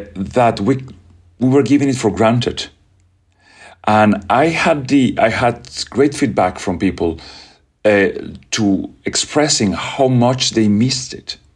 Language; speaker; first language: English; non-native, fluent; Spanish